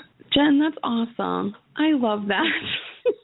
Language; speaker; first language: English; native; English